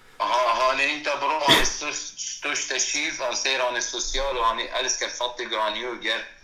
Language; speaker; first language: Swedish; non-native, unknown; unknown